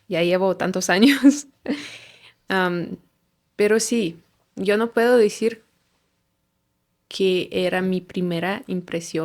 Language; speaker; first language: Spanish; non-native, fluent; Russian